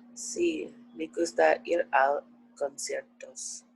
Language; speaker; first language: Spanish; non-native, learner; English